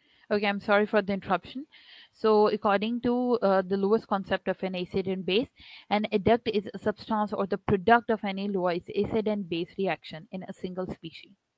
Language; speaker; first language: English; non-native, local second language; Urdu